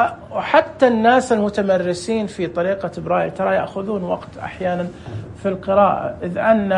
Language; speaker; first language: Arabic; native; Arabic